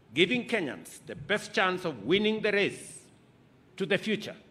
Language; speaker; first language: English; non-native, local second language; Kalenjin